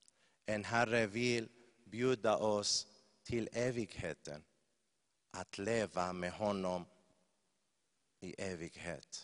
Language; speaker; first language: Swedish; non-native, fluent; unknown